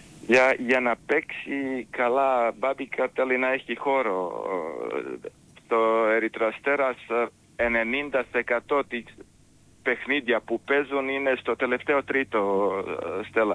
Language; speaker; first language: Greek; non-native, fluent; Serbian